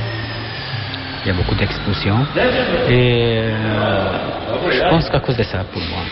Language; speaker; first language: French; non-native, learner; Albanian